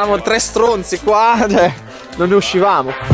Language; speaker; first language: Italian; native; Italian